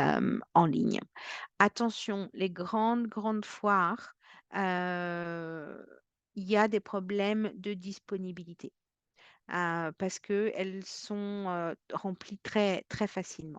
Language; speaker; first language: French; native; French